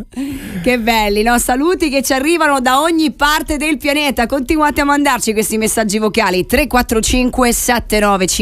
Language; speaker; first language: Italian; native; Italian